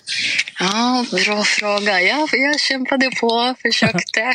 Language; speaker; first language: Swedish; non-native, fluent; Greek